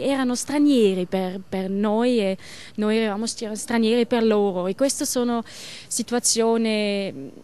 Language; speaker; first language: Italian; non-native, learner; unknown